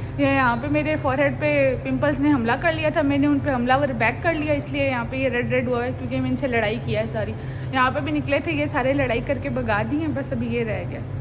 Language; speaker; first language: Urdu; native; Urdu